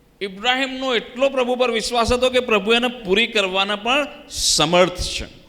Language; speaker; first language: Gujarati; native; Gujarati